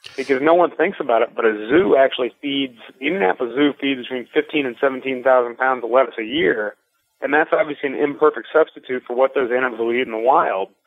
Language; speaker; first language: English; native; English